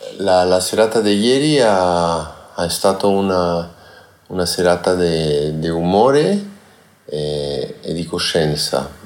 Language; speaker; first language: Italian; non-native, learner; Spanish